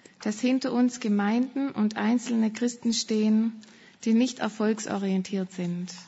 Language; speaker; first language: German; native; German